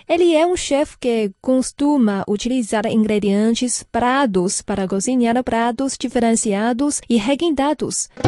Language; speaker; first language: Portuguese; non-native, fluent; Chinese